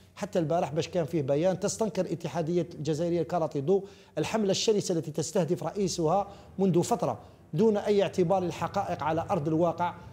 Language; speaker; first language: Arabic; native; Arabic